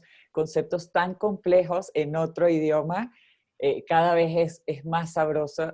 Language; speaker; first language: Spanish; native; Spanish